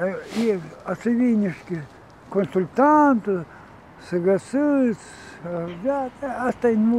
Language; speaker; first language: Romanian; non-native, local second language; Gagauz